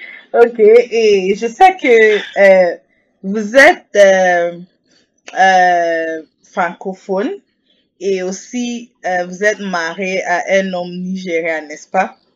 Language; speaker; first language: French; non-native, fluent; English